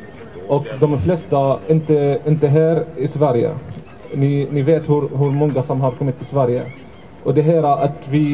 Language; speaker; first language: Swedish; non-native, fluent; Arabic